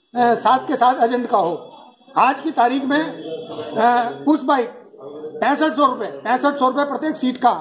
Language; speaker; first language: Hindi; native; Hindi